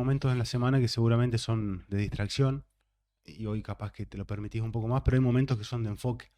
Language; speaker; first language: Spanish; native; Spanish